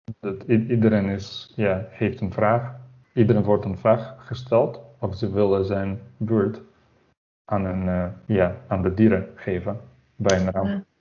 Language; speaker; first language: Dutch; non-native, learner; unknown